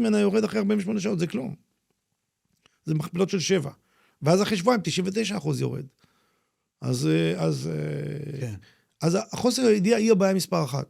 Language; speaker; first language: Hebrew; native; Hebrew